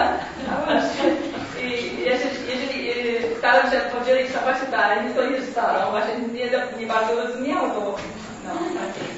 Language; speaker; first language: Polish; non-native, learner; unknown